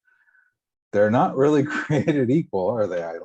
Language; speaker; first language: English; native; English